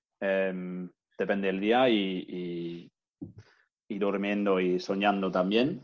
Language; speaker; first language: Spanish; non-native, fluent; English